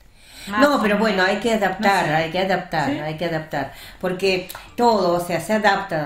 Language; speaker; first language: Spanish; early bilingual, heritage; Russian